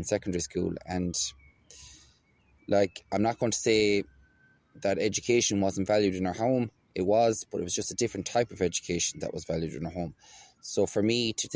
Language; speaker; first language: English; native; English